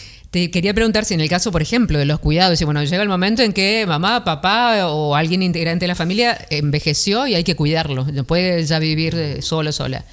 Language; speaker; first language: Spanish; native; Spanish